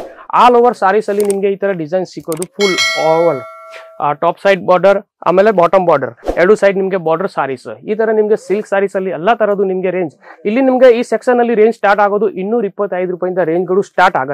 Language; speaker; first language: Kannada; non-native, fluent; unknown